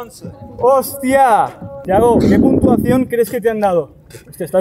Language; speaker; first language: Spanish; native; Spanish